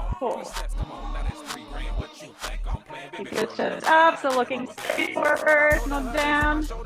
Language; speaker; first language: English; native; English